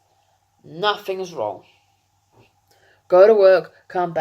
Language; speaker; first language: English; native; English